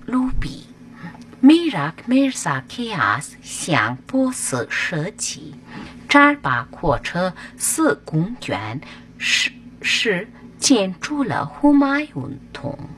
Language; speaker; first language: Chinese; non-native, fluent; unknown